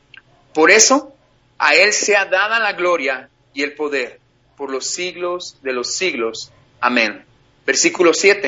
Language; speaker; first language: Spanish; native; Spanish